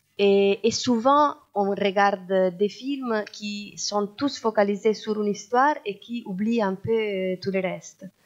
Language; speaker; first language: French; non-native, fluent; Italian